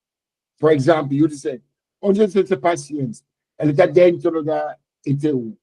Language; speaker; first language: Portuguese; non-native, learner; English